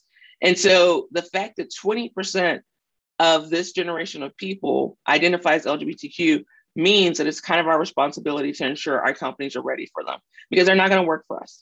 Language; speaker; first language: English; native; English